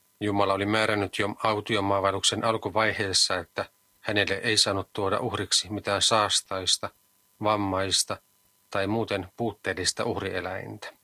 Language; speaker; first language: Finnish; native; Finnish